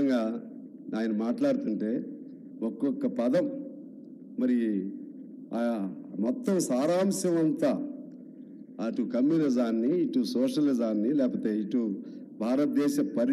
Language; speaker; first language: Telugu; native; Telugu